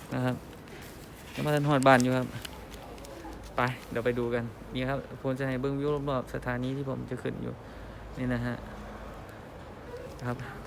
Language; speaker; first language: Thai; native; Thai